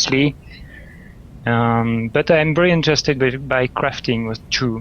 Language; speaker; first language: English; non-native, learner; French